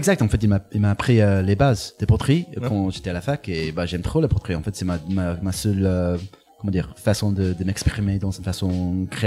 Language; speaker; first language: French; non-native, fluent; English